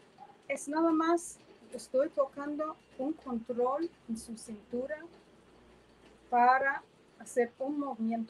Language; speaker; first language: Spanish; non-native, fluent; English